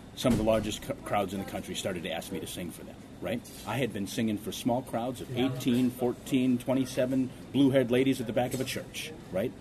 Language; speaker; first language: English; native; English